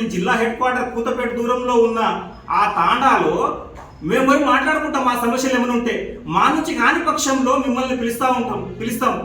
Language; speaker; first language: Telugu; non-native, local second language; Lambadi